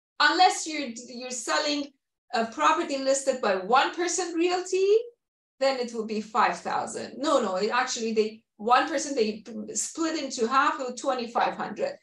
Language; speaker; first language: English; non-native, fluent; Persian